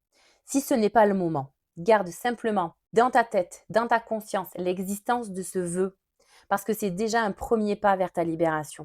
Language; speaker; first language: French; native; French